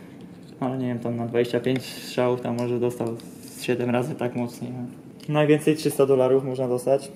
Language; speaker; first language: Polish; native; Polish